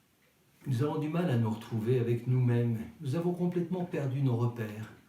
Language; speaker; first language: French; native; French